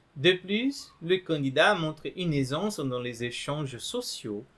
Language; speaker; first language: French; non-native, fluent; Portuguese